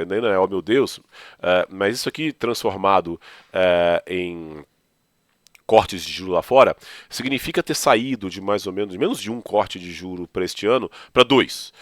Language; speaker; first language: Portuguese; native; Portuguese